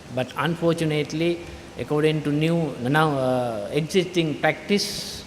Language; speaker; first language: English; non-native, local second language; Sinhala